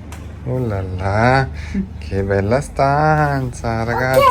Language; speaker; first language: Italian; native; Italian